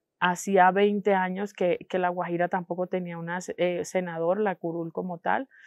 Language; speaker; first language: Spanish; non-native, local second language; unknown